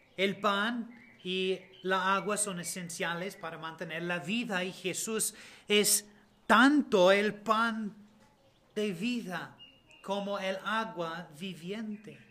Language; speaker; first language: Spanish; non-native, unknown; English